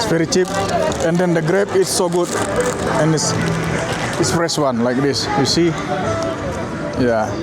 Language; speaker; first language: English; non-native, fluent; Indonesian